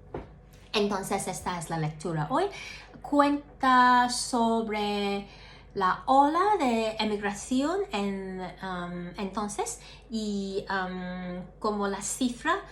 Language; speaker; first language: Spanish; non-native, learner; Cantonese